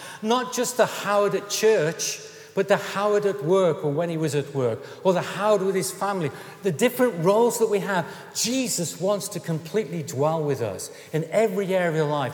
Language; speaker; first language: English; native; English